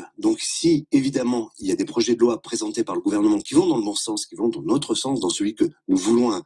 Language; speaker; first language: French; native; French